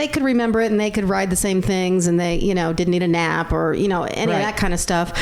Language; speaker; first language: English; native; English